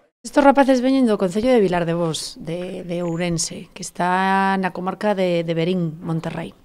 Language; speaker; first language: Galician; native; Galician